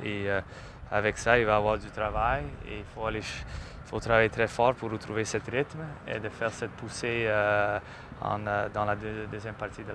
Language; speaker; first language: French; non-native, local second language; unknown